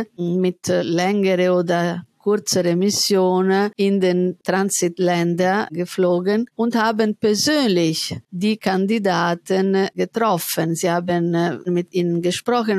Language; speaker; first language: German; non-native, fluent; Italian